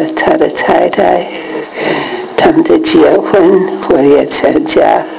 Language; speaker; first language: Chinese; non-native, fluent; English